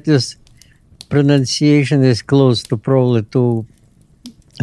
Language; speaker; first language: English; non-native, fluent; Russian